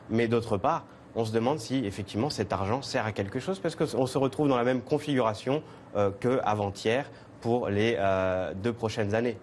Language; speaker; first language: French; native; French